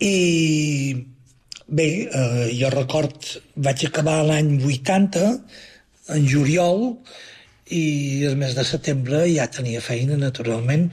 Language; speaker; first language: Catalan; native; Catalan